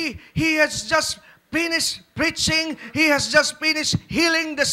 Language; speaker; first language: English; non-native, local second language; Filipino